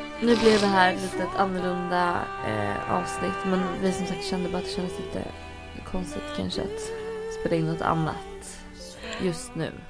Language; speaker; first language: Swedish; native; Swedish